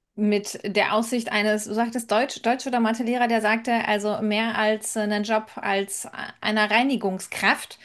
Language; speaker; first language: German; native; German